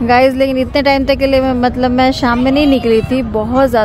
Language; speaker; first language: Hindi; native; Hindi